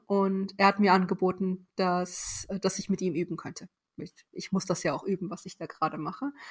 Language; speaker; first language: German; early bilingual, other home language; Persian